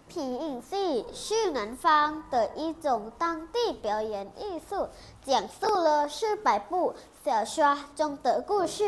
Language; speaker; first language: Chinese; non-native, learner; Thai